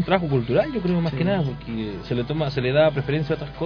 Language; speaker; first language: Spanish; native; Spanish